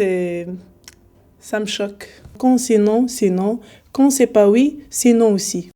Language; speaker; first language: French; non-native, local second language; Arabic